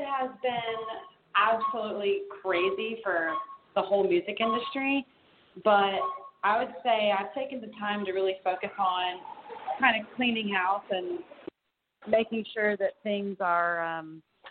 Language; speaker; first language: English; native; English